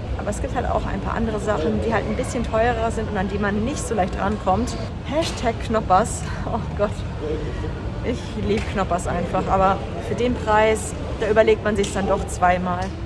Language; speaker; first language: German; native; German